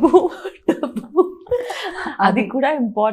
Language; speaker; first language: Telugu; non-native, learner; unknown